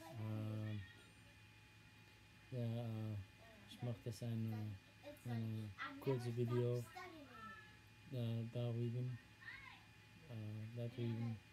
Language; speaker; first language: German; non-native, learner; English